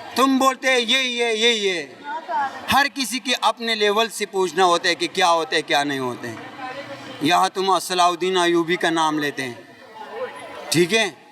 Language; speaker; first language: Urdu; non-native, local second language; Pashto